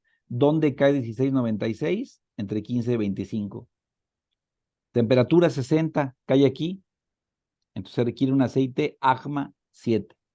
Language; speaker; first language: Spanish; native; Spanish